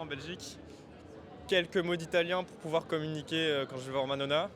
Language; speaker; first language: French; native; French